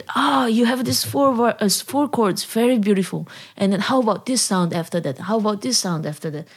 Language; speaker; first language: English; non-native, learner; Korean